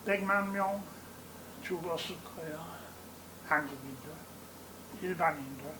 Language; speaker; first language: Korean; non-native, fluent; English